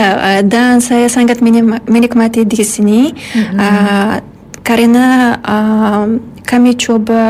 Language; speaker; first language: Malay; non-native, learner; Uzbek